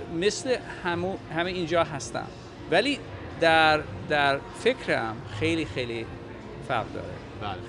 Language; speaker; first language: Persian; non-native, fluent; English